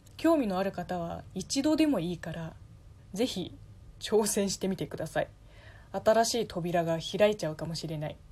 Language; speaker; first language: Japanese; non-native, fluent; Chinese